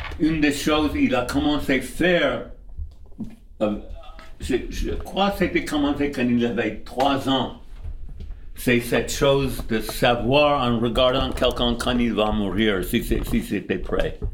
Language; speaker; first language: French; non-native, fluent; English